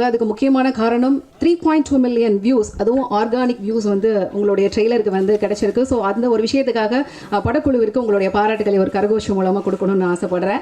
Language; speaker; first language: Tamil; native; Tamil